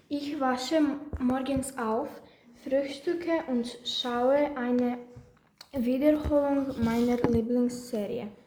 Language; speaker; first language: German; non-native, learner; Greek